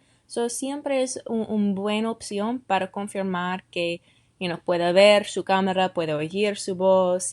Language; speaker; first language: Spanish; non-native, fluent; English